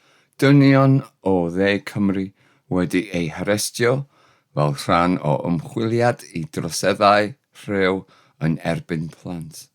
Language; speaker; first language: Welsh; non-native, learner; English